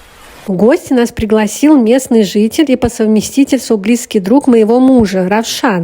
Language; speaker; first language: Russian; native; Russian